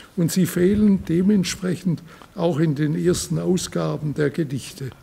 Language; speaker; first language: German; native; German